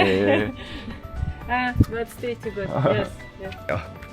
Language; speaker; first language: English; non-native, learner; Russian